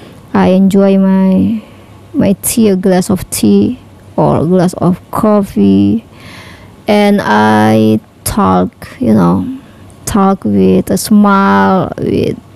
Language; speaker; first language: English; non-native, learner; Indonesian